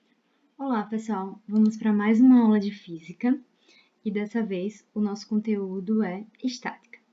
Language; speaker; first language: Portuguese; native; Portuguese